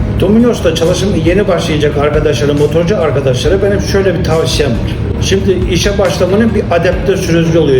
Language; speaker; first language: Turkish; native; Turkish